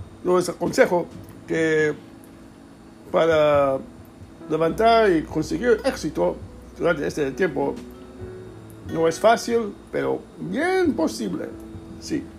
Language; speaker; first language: Spanish; early bilingual, heritage; English